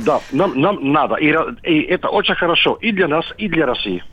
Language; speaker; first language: Russian; non-native, learner; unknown